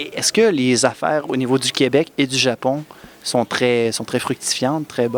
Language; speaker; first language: French; native; French